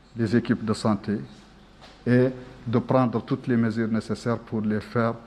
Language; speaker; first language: French; non-native, local second language; Arabic